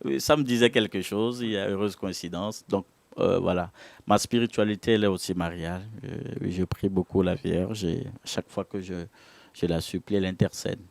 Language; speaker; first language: French; non-native, local second language; Ewe